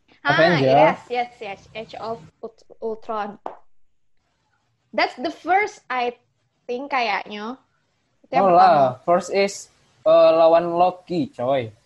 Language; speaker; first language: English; non-native, learner; Indonesian